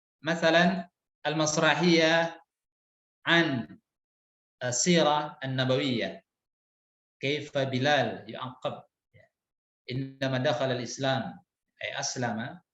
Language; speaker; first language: Arabic; non-native, fluent; Indonesian